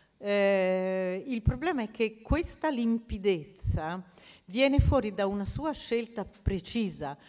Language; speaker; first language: Italian; native; Italian